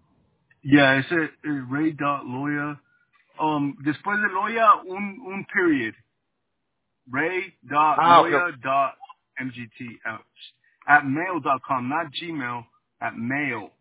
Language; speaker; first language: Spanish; early bilingual, heritage; Spanish